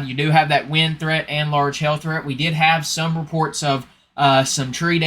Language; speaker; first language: English; native; English